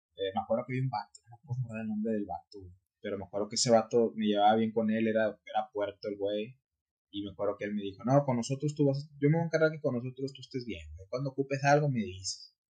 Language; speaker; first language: Spanish; early bilingual, heritage; Spanish